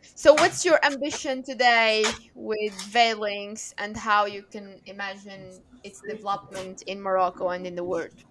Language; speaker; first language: English; non-native, fluent; Arabic